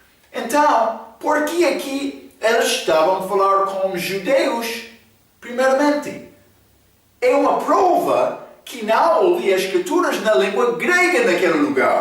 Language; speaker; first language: Portuguese; non-native, fluent; English